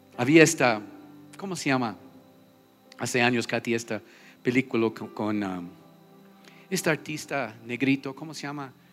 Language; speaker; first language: Spanish; non-native, fluent; English